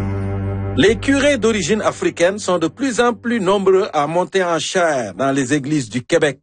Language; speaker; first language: French; native; French